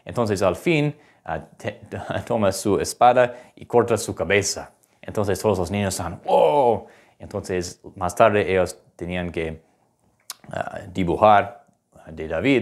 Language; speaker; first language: Spanish; non-native, fluent; English